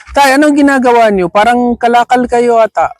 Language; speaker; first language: Filipino; non-native, fluent; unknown